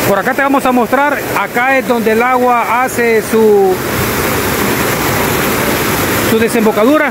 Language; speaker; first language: Spanish; native; Spanish